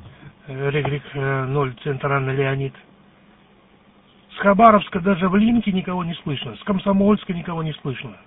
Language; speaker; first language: Russian; native; Russian